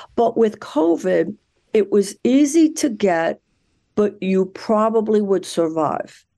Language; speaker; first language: English; native; English